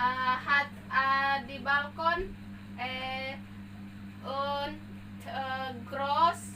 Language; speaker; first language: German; non-native, learner; Indonesian